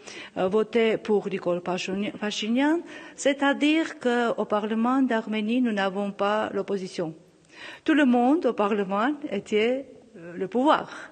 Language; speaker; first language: French; non-native, local second language; Armenian